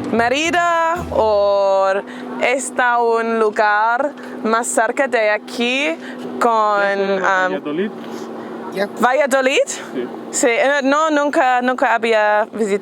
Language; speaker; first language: Spanish; non-native, learner; English